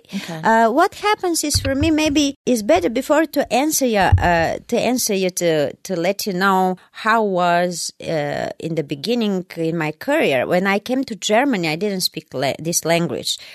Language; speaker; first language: English; non-native, fluent; Bulgarian